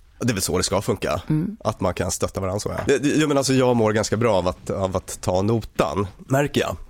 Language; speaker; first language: Swedish; native; Swedish